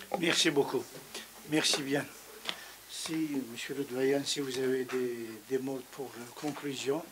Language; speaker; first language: French; non-native, fluent; Persian